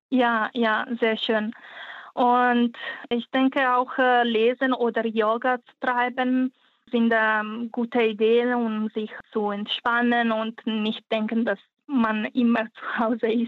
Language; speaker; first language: German; non-native, learner; Italian